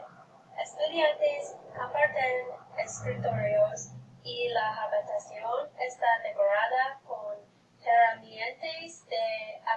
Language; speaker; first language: Spanish; non-native, learner; English